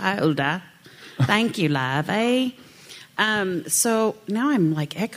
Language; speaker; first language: English; native; English